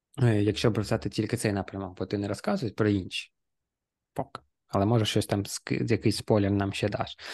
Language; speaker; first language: Ukrainian; native; Ukrainian